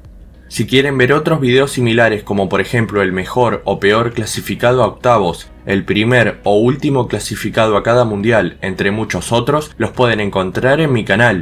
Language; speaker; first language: Spanish; native; Spanish